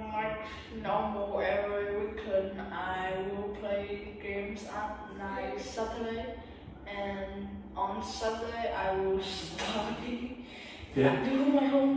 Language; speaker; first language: English; non-native, learner; Vietnamese